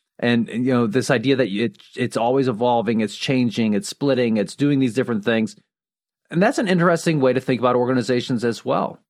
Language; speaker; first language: English; native; English